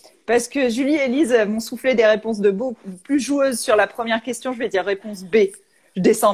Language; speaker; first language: French; native; French